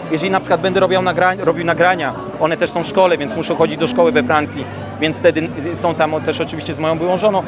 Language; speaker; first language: Polish; early bilingual, heritage; Polish